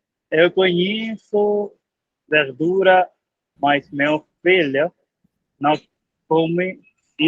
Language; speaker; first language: Portuguese; non-native, learner; Spanish